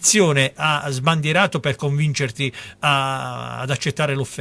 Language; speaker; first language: Italian; native; Italian